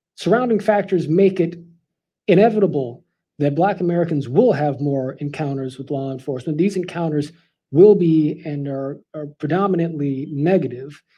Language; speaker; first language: English; native; English